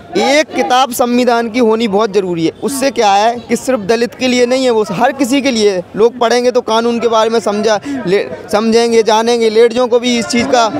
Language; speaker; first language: Hindi; native; Hindi